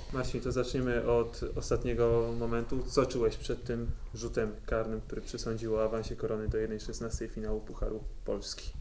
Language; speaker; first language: Polish; native; Polish